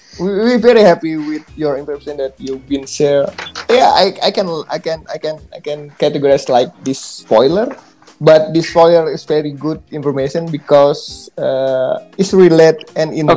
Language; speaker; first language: English; non-native, learner; Indonesian